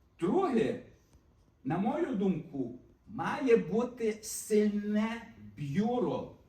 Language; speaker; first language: Ukrainian; early bilingual, heritage; Ukrainian